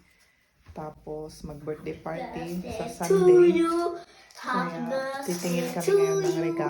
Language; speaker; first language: Filipino; native; Filipino